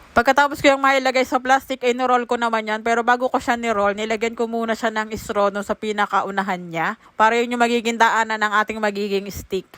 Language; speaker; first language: Filipino; native; Filipino